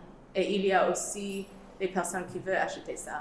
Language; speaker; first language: French; non-native, learner; English